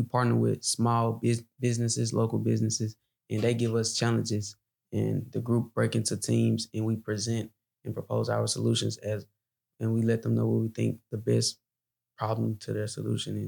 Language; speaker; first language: English; native; English